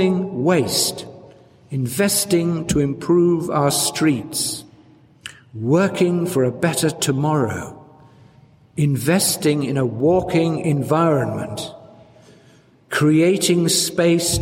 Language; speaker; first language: English; native; English